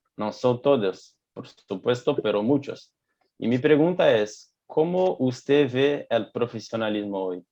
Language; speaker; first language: Spanish; non-native, fluent; Portuguese